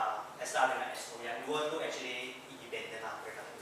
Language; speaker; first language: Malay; non-native, local second language; Chinese